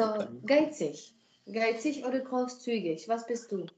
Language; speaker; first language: German; non-native, fluent; Czech